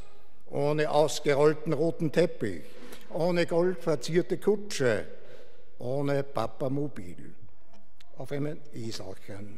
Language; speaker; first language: German; native; German